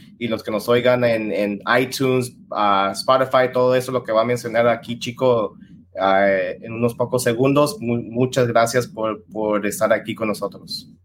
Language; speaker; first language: Spanish; early bilingual, heritage; Spanish